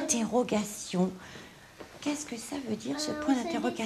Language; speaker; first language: French; native; French